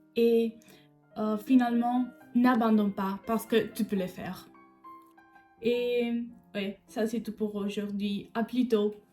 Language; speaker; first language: French; non-native, learner; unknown